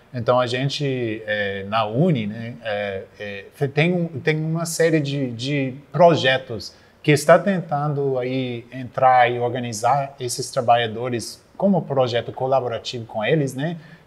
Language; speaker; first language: Portuguese; non-native, fluent; English